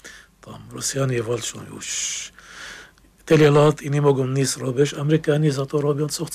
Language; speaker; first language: Polish; non-native, fluent; Arabic